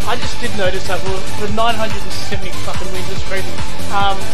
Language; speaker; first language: English; native; English